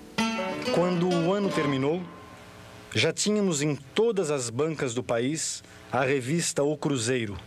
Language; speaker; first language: Portuguese; native; Portuguese